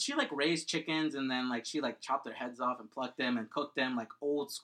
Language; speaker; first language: English; early bilingual, other home language; Spanish